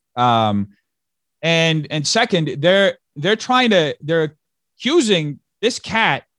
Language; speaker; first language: English; early bilingual, other home language; Portuguese